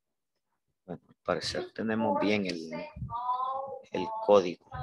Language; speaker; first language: Spanish; native; Spanish